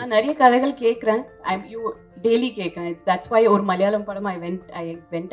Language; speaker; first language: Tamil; non-native, fluent; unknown